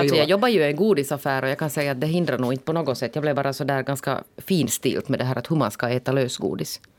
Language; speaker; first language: Swedish; native; Swedish